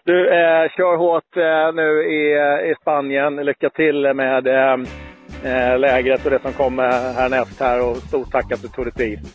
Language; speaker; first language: Swedish; native; Swedish